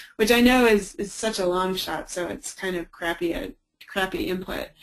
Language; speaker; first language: English; native; English